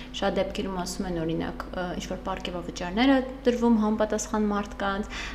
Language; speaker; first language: Armenian; native; Armenian